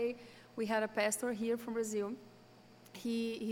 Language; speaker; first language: English; non-native, fluent; Portuguese